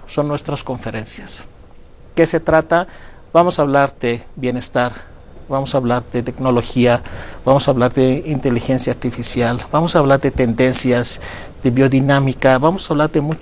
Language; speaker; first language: Spanish; non-native, fluent; Greek